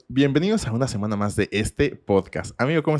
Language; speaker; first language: Spanish; native; Spanish